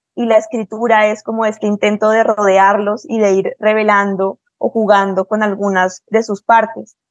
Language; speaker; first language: Spanish; native; Spanish